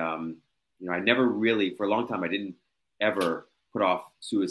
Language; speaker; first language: English; native; English